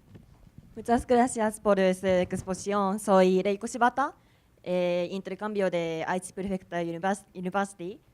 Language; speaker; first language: Spanish; non-native, learner; Japanese